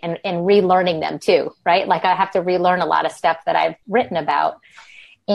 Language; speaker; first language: English; native; English